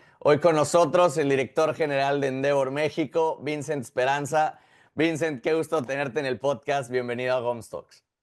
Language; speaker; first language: Spanish; native; Spanish